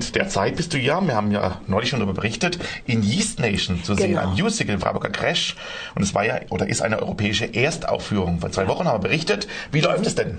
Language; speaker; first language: German; native; German